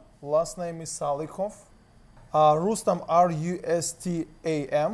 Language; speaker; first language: English; non-native, learner; Russian